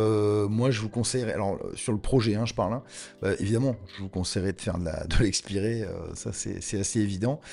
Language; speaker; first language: French; native; French